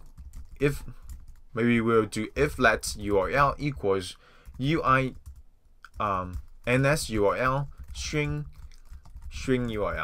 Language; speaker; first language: English; non-native, fluent; Vietnamese